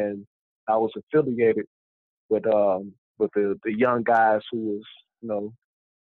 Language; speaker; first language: English; native; English